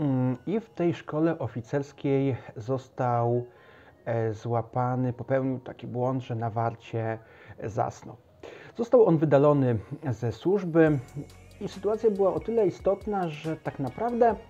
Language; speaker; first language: Polish; native; Polish